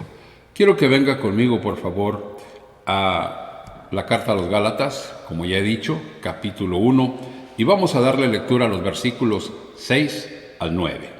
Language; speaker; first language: Spanish; native; Spanish